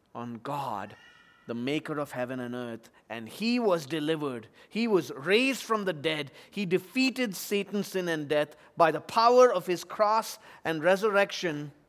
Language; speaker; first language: English; non-native, local second language; Tamil